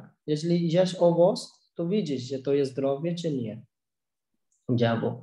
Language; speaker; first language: Polish; non-native, learner; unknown